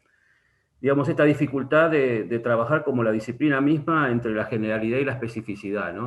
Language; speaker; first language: Spanish; native; Spanish